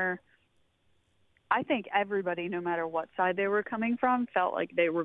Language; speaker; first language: English; native; English